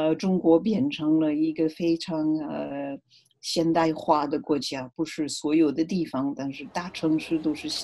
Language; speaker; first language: Chinese; non-native, fluent; French